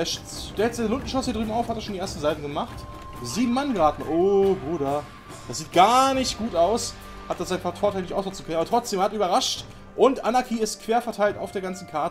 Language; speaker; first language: German; native; German